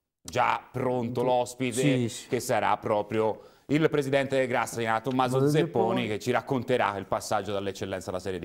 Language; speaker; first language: Italian; native; Italian